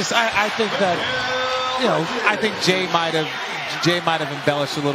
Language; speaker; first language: English; native; English